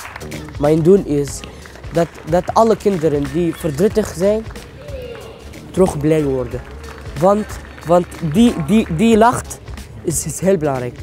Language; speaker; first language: Dutch; non-native, learner; Arabic